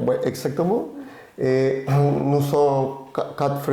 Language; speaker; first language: French; non-native, learner; Spanish